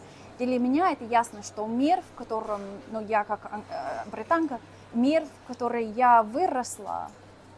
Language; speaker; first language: Russian; non-native, fluent; English